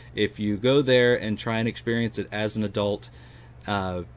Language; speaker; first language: English; native; English